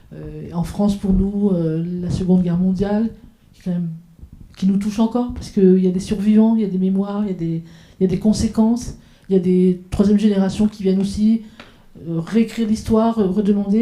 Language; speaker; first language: French; native; French